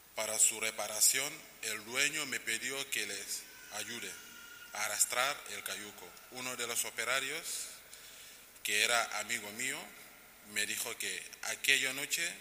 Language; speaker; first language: Spanish; non-native, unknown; Wolof